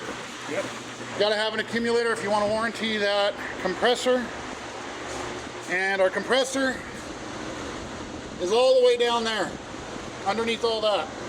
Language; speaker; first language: English; native; English